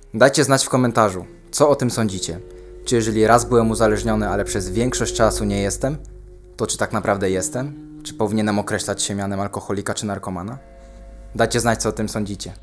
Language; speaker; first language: Polish; native; Polish